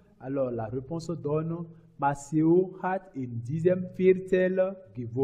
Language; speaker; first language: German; non-native, learner; French